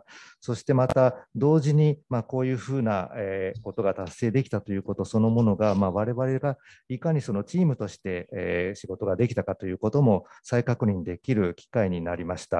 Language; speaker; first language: Japanese; native; Japanese